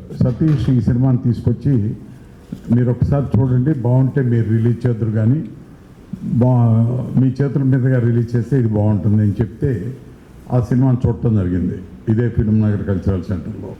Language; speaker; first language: Telugu; native; Telugu